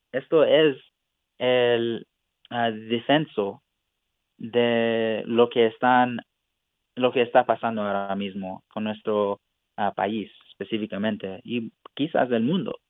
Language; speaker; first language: Spanish; non-native, fluent; English